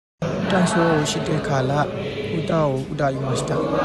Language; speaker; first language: Japanese; non-native, learner; Burmese